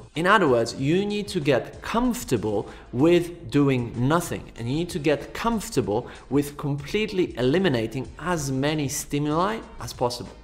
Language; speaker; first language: English; non-native, fluent; Polish